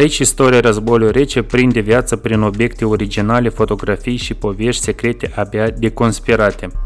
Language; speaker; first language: Romanian; native; Romanian